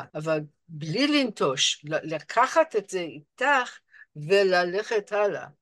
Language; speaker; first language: Hebrew; non-native, fluent; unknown